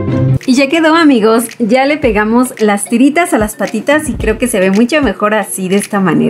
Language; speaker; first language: Spanish; native; Spanish